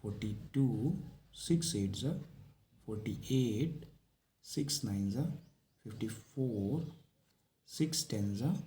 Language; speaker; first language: English; non-native, local second language; Hindi